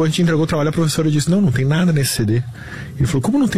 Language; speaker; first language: Portuguese; native; Portuguese